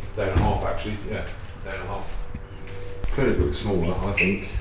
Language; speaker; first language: English; native; English